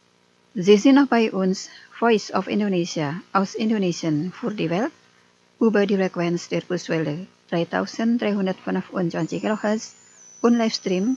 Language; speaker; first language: German; non-native, fluent; Indonesian